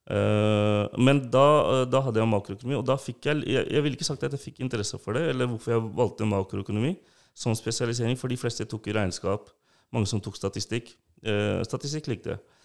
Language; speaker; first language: Norwegian; non-native, local second language; Urdu